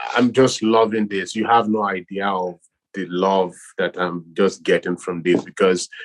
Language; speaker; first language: English; non-native, local second language; Yoruba